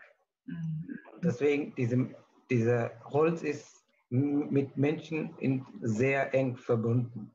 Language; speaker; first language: German; non-native, learner; Tamil